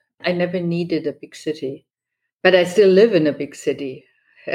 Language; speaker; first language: English; non-native, fluent; German